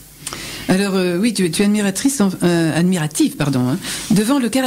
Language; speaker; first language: French; native; French